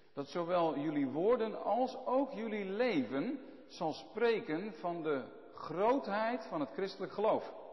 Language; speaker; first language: Dutch; native; Dutch